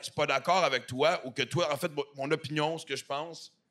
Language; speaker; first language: French; native; French